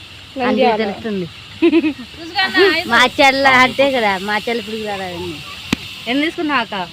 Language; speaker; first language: Telugu; native; Telugu